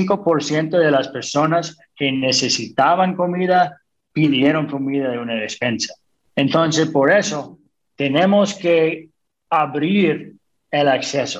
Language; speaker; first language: Spanish; non-native, fluent; English